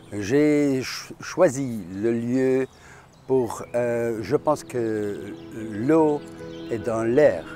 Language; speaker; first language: French; non-native, fluent; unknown